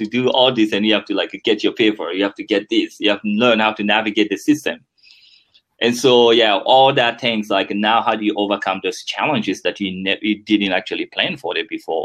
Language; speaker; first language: English; non-native, fluent; French